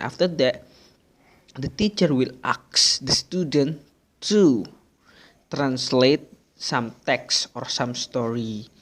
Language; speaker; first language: English; non-native, learner; Indonesian